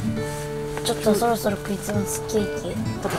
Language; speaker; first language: Japanese; native; Japanese